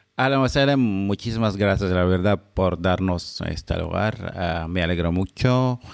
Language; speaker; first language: Spanish; non-native, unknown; Arabic